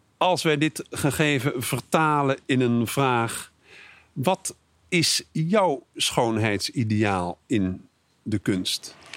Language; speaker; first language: Dutch; native; Dutch